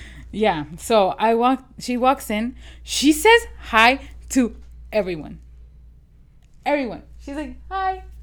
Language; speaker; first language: English; early bilingual, other home language; Spanish